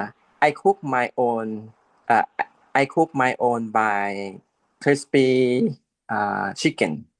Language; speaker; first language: English; non-native, learner; Thai